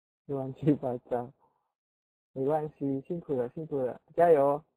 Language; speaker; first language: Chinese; non-native, fluent; Indonesian